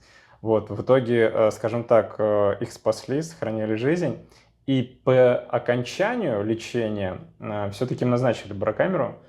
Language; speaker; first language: Russian; native; Russian